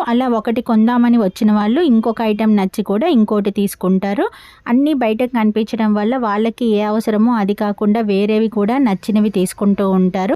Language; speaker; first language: Telugu; native; Telugu